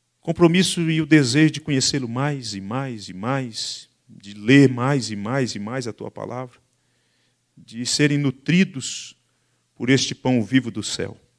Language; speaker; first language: Portuguese; native; Portuguese